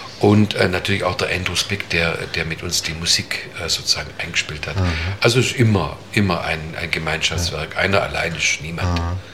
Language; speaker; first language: German; native; German